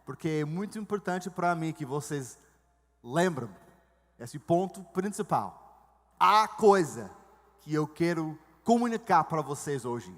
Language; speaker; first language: Portuguese; non-native, fluent; English